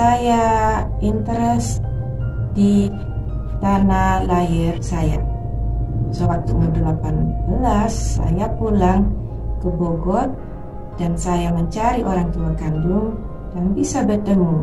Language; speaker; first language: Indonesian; early bilingual, heritage; Dutch